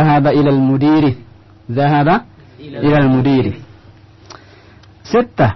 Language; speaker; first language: Arabic; non-native, fluent; Indonesian